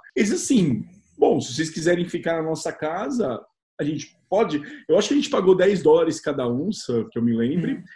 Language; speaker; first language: Portuguese; native; Portuguese